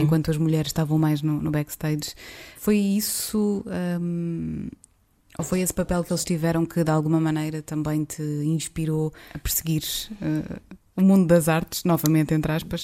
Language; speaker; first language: Portuguese; native; Portuguese